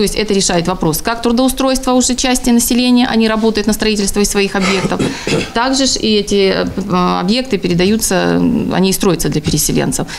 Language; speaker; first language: Russian; native; Russian